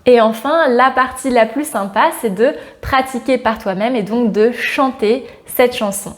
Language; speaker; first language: French; native; French